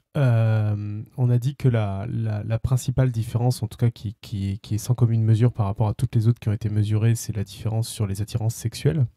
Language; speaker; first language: French; native; French